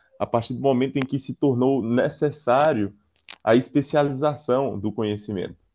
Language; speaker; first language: Portuguese; native; Portuguese